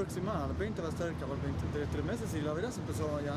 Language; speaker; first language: Spanish; native; Spanish